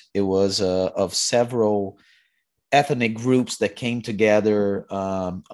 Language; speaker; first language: English; non-native, fluent; Portuguese